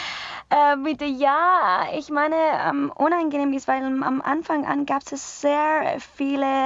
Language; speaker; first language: German; non-native, learner; Persian